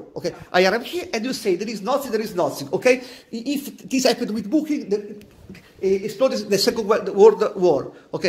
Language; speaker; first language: English; non-native, learner; Italian